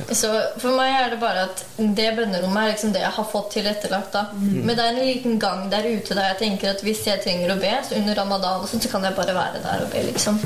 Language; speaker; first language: Norwegian; early bilingual, other home language; Urdu